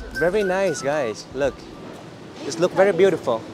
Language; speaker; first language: English; non-native, learner; Vietnamese